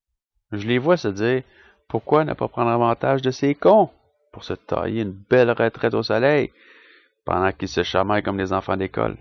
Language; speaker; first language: French; native; French